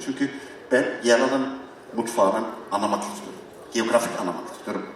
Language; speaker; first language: Turkish; non-native, learner; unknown